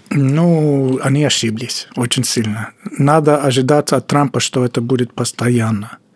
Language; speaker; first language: Russian; non-native, fluent; English